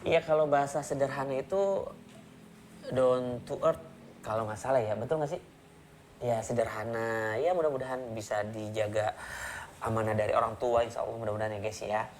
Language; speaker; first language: Indonesian; native; Indonesian